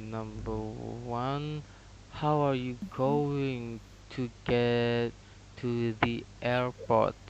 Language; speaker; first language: English; non-native, learner; Indonesian